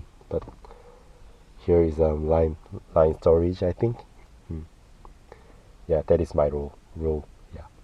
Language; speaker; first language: English; non-native, learner; Korean